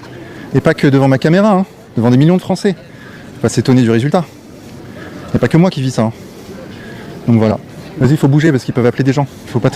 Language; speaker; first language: French; native; French